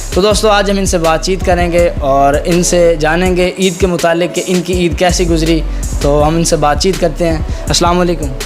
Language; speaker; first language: Urdu; non-native, local second language; Punjabi